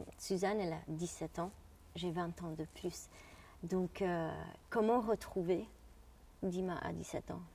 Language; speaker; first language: French; non-native, fluent; Arabic